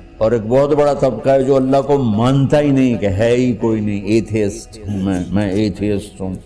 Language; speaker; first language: Urdu; non-native, local second language; Punjabi